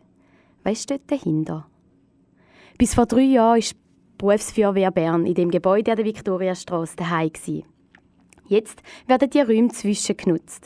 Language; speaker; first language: German; native; German